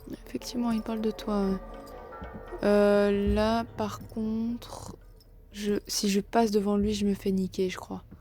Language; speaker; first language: French; native; French